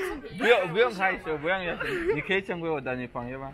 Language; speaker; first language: Chinese; non-native, learner; Rundi